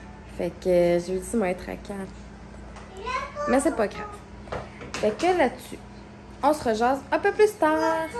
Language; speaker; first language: French; native; French